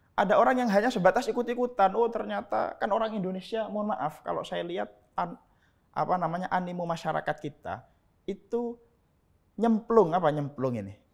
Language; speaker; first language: Indonesian; native; Indonesian